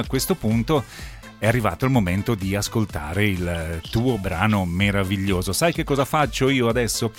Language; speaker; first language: Italian; native; Italian